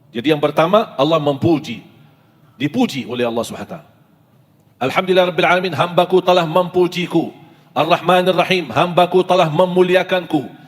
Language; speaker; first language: Malay; non-native, fluent; Arabic